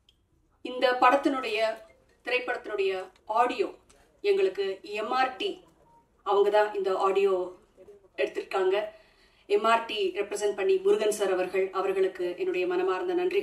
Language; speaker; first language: Tamil; native; Tamil